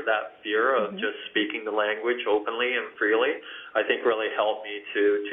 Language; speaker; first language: English; early bilingual, other home language; Chinese